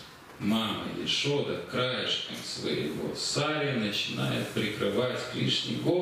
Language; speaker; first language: Russian; native; Russian